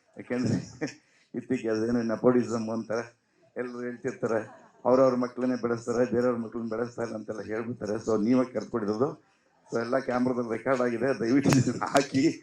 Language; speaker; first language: Kannada; native; Kannada